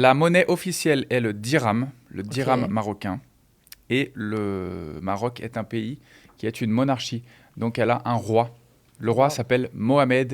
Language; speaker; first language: French; non-native, fluent; Portuguese